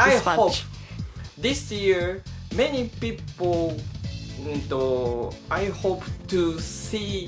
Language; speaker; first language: English; non-native, learner; Japanese